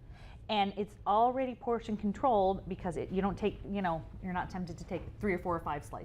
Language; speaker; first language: English; native; English